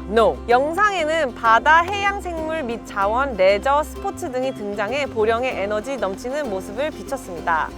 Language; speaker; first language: Korean; native; Korean